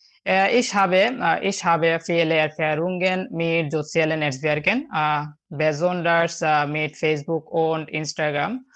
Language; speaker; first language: German; non-native, learner; Bangla